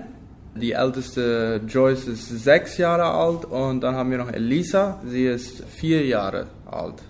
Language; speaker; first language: German; non-native, local second language; Low German